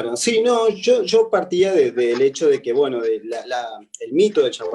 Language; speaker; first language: Spanish; native; Spanish